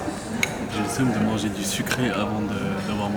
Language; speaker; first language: French; native; French